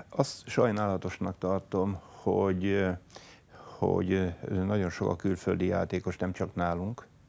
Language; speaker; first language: Hungarian; native; Hungarian